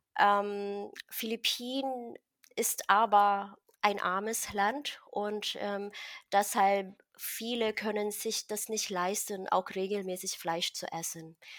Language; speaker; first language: German; non-native, fluent; Filipino